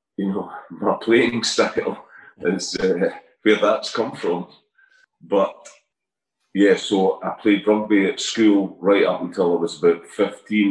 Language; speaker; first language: English; native; English